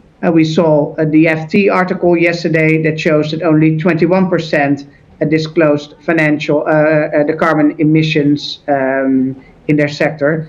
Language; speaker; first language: English; non-native, fluent; Dutch